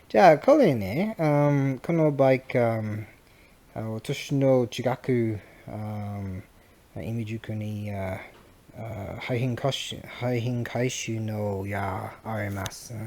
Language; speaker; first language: Japanese; non-native, learner; English